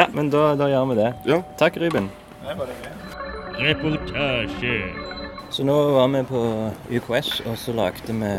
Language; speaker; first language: Norwegian; native; Norwegian